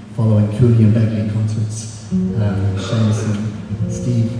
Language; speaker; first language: English; native; English